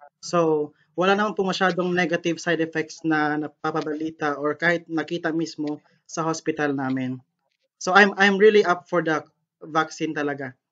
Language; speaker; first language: Filipino; non-native, local second language; Cebuano